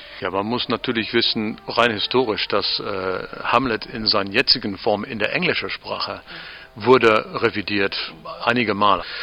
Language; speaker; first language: German; non-native, fluent; English